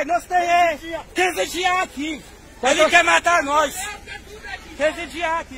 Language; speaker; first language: Portuguese; non-native, learner; Haitian Creole